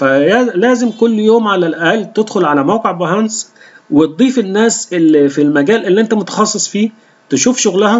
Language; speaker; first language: Arabic; native; Arabic